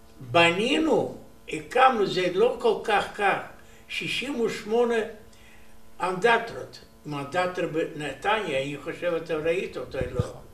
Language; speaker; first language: Hebrew; non-native, learner; Romanian